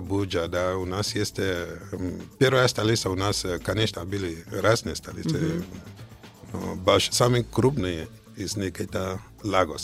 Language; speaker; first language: Russian; non-native, fluent; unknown